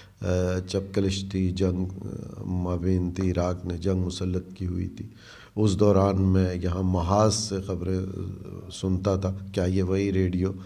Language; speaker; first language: Urdu; native; Urdu